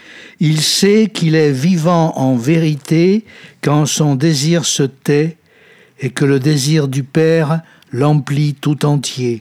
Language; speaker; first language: French; native; French